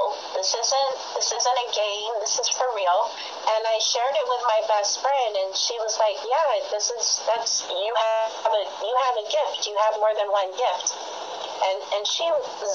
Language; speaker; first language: English; native; English